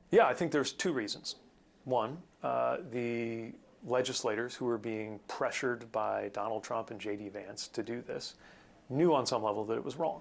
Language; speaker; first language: English; native; English